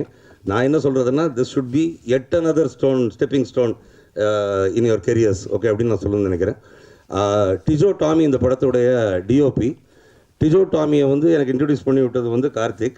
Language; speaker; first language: Tamil; native; Tamil